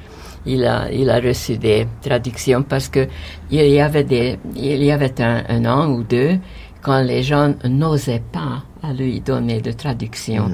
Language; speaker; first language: French; non-native, fluent; Hungarian